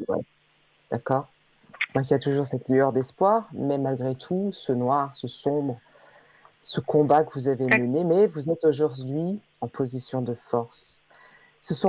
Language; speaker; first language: French; native; French